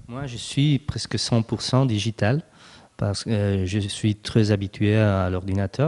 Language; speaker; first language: French; non-native, learner; Spanish